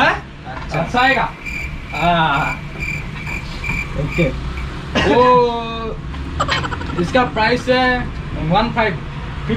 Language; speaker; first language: Hindi; non-native, local second language; Assamese